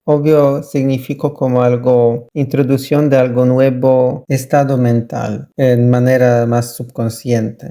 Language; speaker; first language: Spanish; non-native, learner; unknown